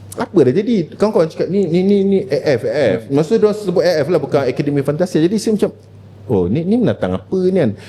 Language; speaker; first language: Malay; native; Malay